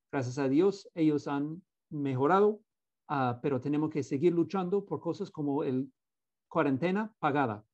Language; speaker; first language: Spanish; non-native, fluent; English